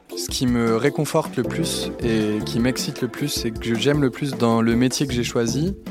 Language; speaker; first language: French; native; French